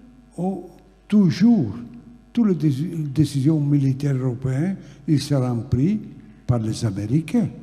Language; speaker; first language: French; non-native, fluent; Italian